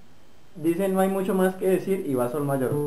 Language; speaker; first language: Spanish; native; Spanish